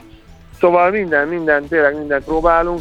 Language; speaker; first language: Hungarian; native; Hungarian